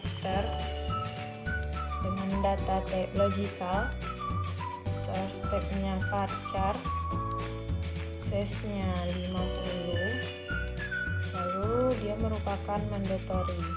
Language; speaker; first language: Indonesian; native; Indonesian